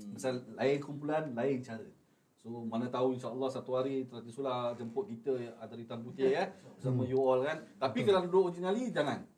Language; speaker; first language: Malay; native; Malay